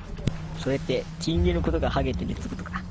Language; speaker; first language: Japanese; native; Japanese